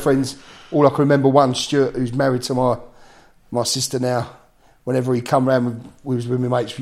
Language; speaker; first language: English; native; English